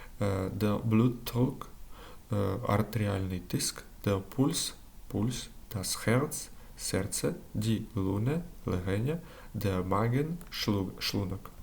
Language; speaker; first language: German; non-native, learner; Ukrainian